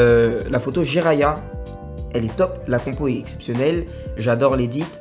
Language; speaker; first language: French; native; French